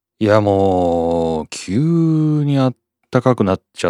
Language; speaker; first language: Japanese; native; Japanese